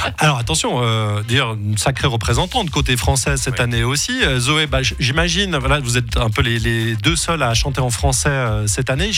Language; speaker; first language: French; native; French